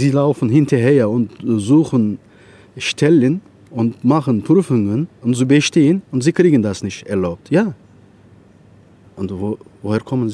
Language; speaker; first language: German; non-native, fluent; Turkish